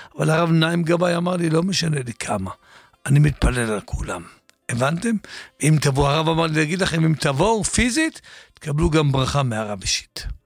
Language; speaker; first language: Hebrew; native; Hebrew